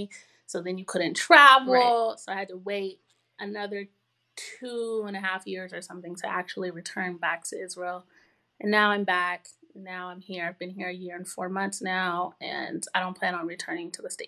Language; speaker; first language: English; native; English